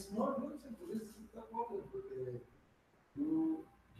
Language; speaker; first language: English; non-native, learner; Spanish